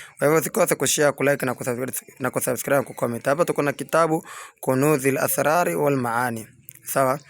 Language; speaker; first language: Swahili; native; Swahili